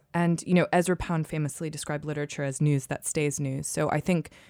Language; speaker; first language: English; native; English